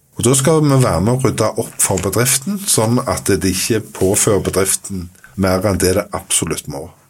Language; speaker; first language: Norwegian; native; Norwegian